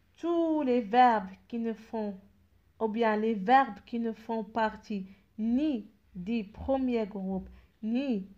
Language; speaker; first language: French; non-native, local second language; Arabic